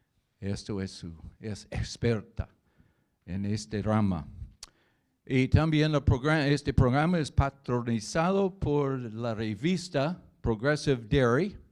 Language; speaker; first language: Spanish; non-native, learner; English